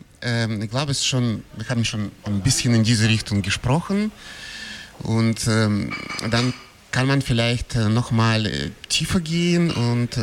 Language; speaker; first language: German; non-native, fluent; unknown